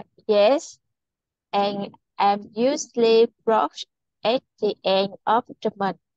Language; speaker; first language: English; non-native, learner; Vietnamese